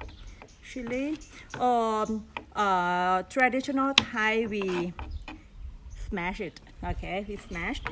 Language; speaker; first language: English; non-native, learner; Thai